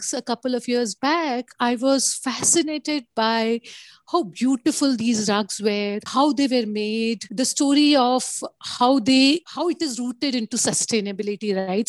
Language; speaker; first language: English; non-native, local second language; Gujarati